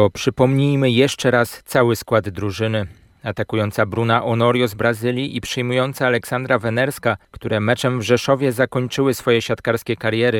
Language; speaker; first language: Polish; native; Polish